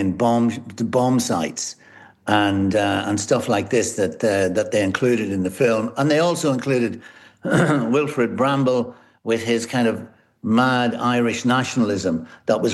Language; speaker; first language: English; native; English